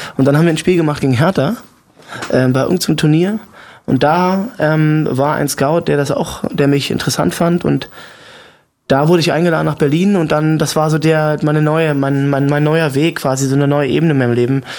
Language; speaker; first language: German; native; German